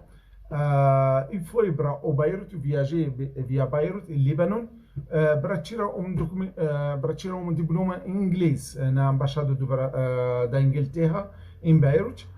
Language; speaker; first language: Portuguese; non-native, learner; Arabic